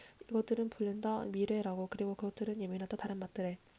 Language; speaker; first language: Korean; native; Korean